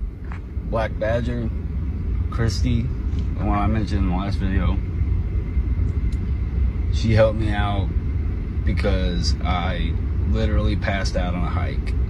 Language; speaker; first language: English; native; English